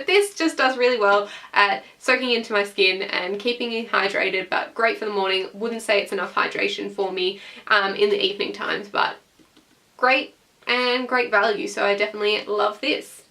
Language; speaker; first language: English; native; English